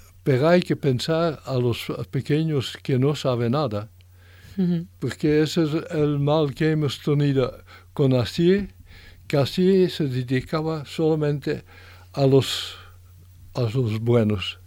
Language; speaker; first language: Spanish; non-native, fluent; French